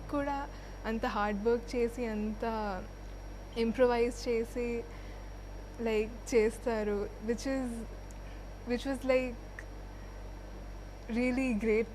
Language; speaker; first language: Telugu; non-native, fluent; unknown